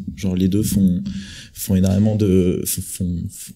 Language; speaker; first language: French; native; French